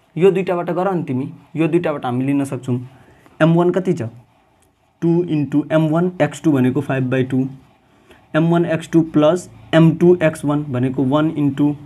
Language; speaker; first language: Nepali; non-native, local second language; Maithili